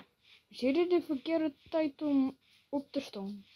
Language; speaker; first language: Dutch; non-native, learner; Afrikaans